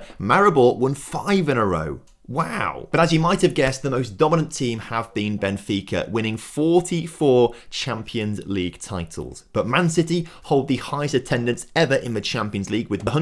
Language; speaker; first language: English; native; English